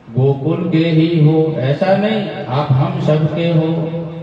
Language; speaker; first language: Hindi; non-native, local second language; Gujarati